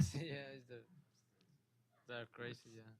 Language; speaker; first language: English; non-native, learner; Spanish